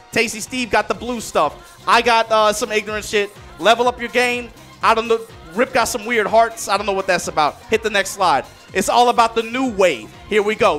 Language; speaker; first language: English; native; English